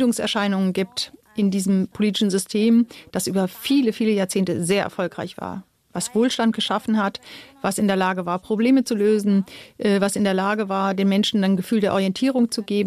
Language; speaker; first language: German; native; German